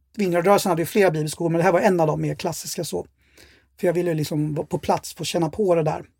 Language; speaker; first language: Swedish; native; Swedish